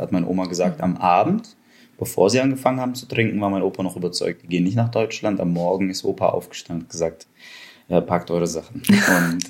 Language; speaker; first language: German; early bilingual, other home language; Russian